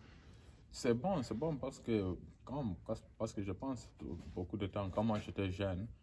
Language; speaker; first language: French; early bilingual, heritage; French